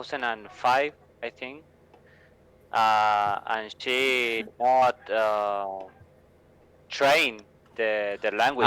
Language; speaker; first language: English; non-native, learner; Spanish